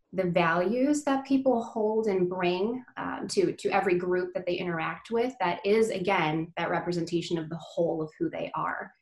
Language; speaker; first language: English; native; English